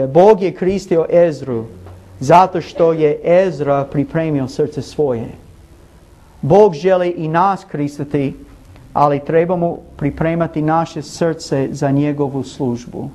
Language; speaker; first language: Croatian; non-native, learner; English